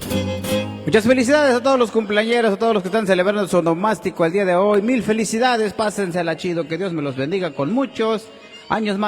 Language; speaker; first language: Spanish; native; Spanish